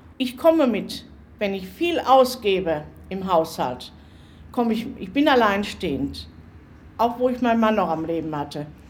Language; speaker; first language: German; native; German